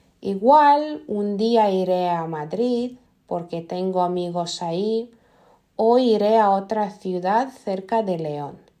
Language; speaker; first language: Spanish; non-native, fluent; Lithuanian